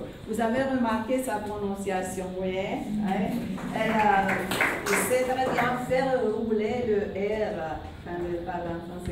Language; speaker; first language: French; non-native, fluent; Romanian